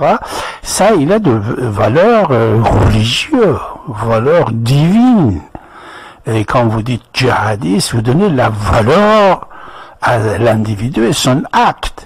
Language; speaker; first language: French; non-native, fluent; Persian